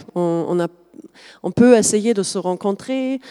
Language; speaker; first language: French; non-native, fluent; German